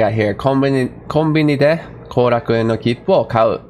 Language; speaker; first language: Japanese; non-native, fluent; English